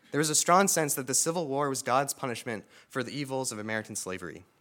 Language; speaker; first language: English; native; English